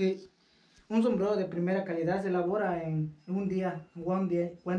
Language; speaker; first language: Spanish; native; Spanish